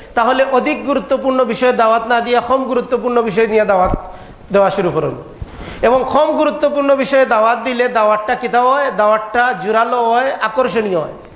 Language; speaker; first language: Bangla; native; Bangla